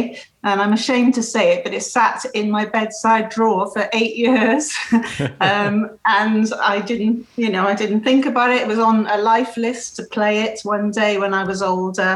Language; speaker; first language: English; native; English